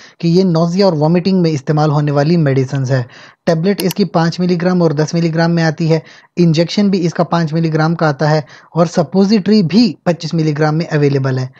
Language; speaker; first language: Hindi; native; Hindi